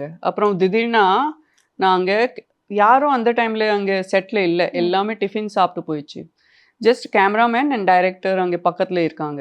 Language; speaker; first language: Tamil; non-native, local second language; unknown